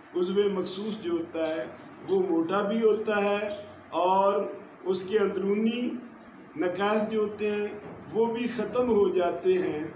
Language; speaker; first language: Urdu; non-native, local second language; Punjabi